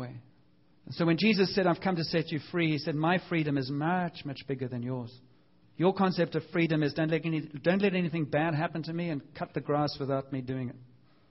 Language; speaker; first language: English; native; English